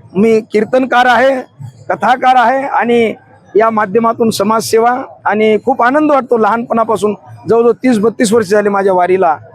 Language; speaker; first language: Marathi; native; Marathi